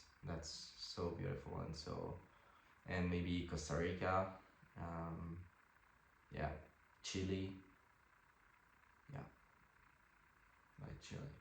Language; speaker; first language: English; non-native, fluent; French